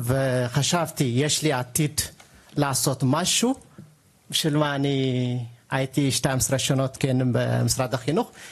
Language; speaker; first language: Hebrew; non-native, learner; Tigrinya